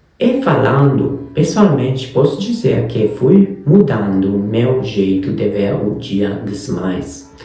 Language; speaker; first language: Portuguese; non-native, fluent; Hungarian